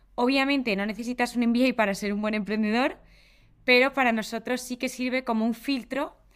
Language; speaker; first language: Spanish; native; Spanish